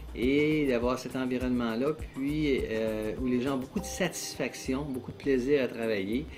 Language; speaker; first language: French; native; French